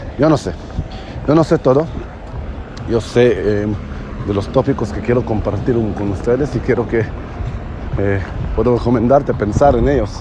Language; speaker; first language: Spanish; non-native, fluent; Hebrew